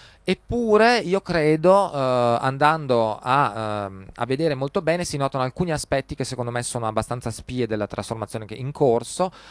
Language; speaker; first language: Italian; native; Italian